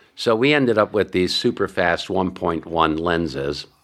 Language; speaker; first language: English; early bilingual, other home language; Hungarian